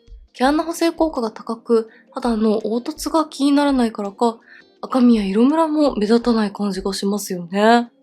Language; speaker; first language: Japanese; native; Japanese